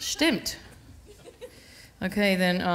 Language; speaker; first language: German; non-native, fluent; English